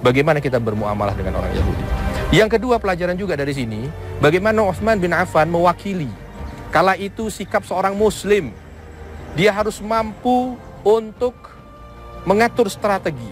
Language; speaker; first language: Indonesian; native; Indonesian